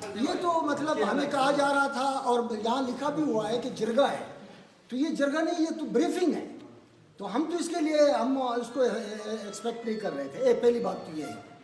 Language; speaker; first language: Urdu; non-native, local second language; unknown